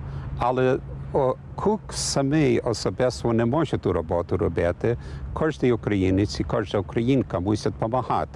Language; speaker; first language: Ukrainian; early bilingual, heritage; English